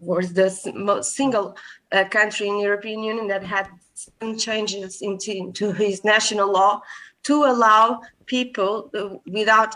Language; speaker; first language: English; non-native, fluent; Portuguese